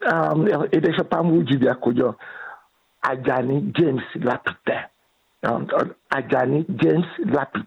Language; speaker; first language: Hungarian; non-native, fluent; Yoruba